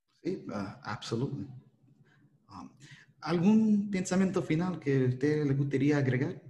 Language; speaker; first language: Spanish; early bilingual, heritage; Spanish